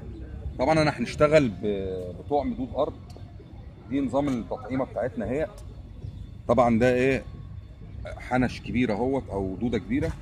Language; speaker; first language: Arabic; native; Arabic